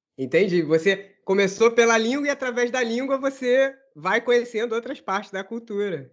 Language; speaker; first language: Portuguese; native; Portuguese